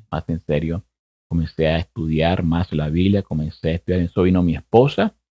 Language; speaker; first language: Spanish; native; Spanish